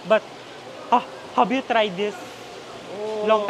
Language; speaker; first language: English; non-native, learner; Filipino